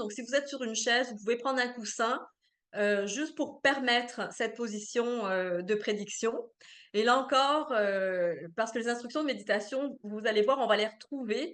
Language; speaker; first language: French; native; French